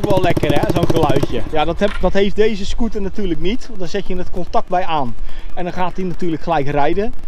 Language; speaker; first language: Dutch; native; Dutch